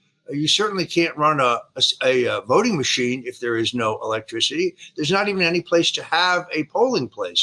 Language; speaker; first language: English; native; English